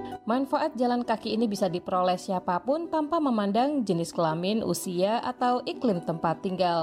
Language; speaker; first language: Indonesian; native; Indonesian